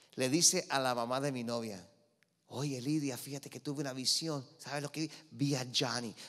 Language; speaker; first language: Spanish; early bilingual, heritage; Spanish